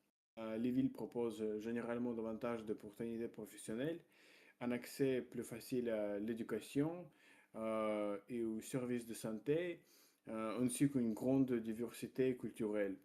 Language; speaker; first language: French; non-native, learner; Russian